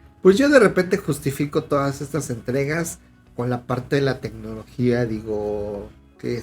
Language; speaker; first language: Spanish; native; Spanish